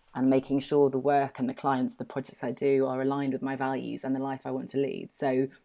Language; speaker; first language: English; native; English